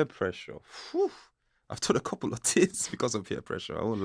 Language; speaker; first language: English; native; English